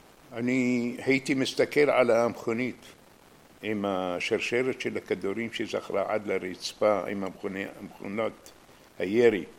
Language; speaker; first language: Hebrew; non-native, fluent; Arabic